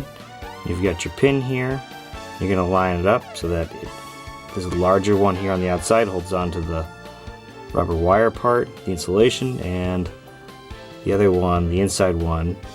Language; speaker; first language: English; native; English